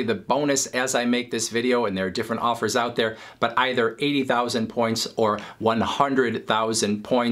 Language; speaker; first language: English; native; English